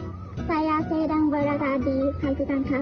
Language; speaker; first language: Indonesian; non-native, learner; Thai